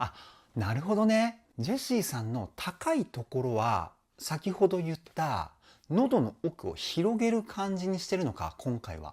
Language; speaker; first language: Japanese; native; Japanese